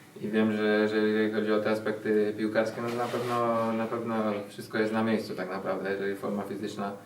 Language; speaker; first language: Polish; native; Polish